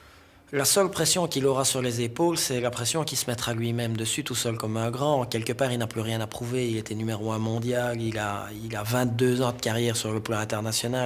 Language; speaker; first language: French; native; French